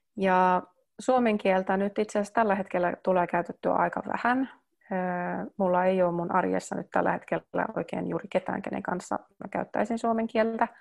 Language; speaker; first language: Finnish; early bilingual, heritage; Finnish